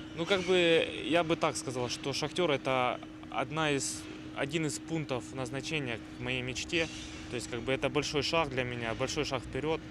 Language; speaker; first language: Russian; native; Russian